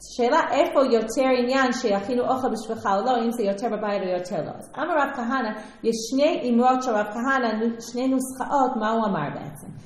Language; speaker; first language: Hebrew; non-native, fluent; English